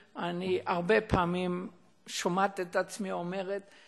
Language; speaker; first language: Hebrew; non-native, fluent; German